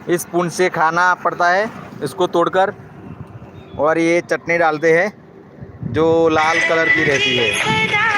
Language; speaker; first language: Hindi; non-native, local second language; Gujarati